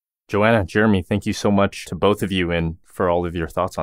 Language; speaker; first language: English; native; English